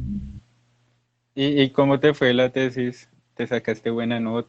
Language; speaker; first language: Spanish; native; Spanish